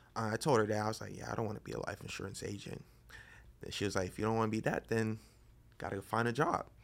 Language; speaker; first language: English; native; English